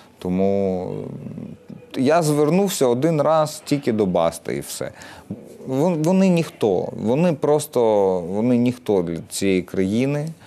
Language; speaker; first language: Ukrainian; non-native, local second language; Russian